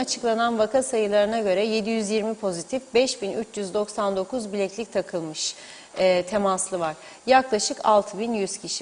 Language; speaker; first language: Turkish; native; Turkish